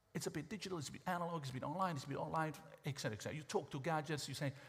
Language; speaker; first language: English; non-native, fluent; Italian